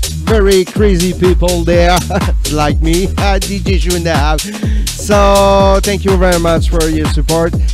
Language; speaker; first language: English; non-native, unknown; French